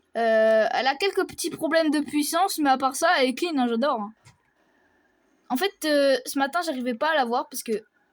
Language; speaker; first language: French; native; French